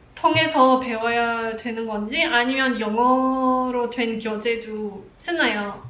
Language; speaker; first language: Korean; non-native, fluent; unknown